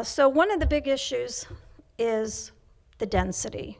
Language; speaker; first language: English; native; English